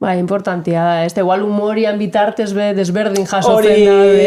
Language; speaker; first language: Basque; native; Basque